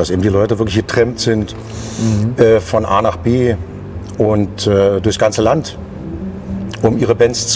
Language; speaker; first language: German; native; German